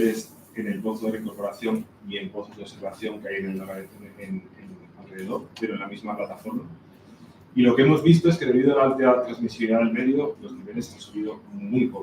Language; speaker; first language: Spanish; native; Spanish